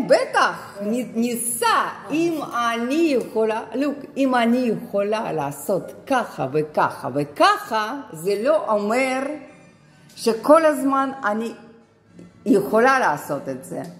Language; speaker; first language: Hebrew; non-native, fluent; Russian